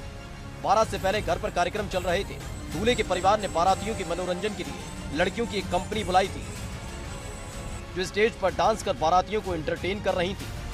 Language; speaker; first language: Hindi; native; Hindi